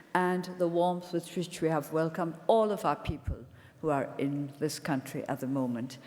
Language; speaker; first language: English; non-native, fluent; Burmese